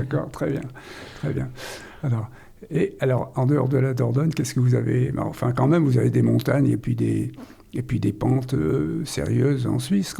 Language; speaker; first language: French; native; French